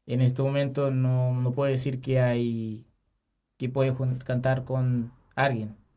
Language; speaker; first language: Spanish; non-native, learner; Haitian Creole